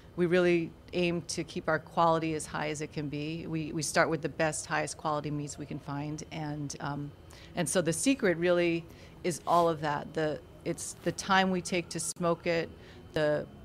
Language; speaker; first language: English; native; English